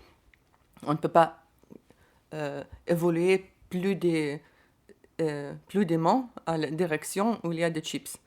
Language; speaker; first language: French; non-native, learner; Lithuanian